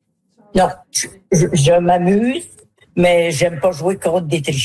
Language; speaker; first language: French; native; French